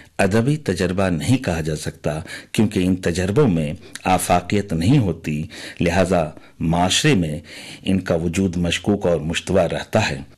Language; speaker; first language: Urdu; native; Urdu